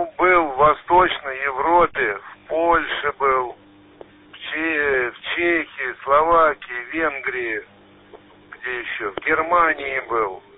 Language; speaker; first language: Russian; native; Russian